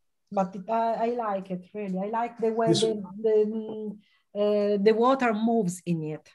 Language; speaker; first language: English; non-native, fluent; Italian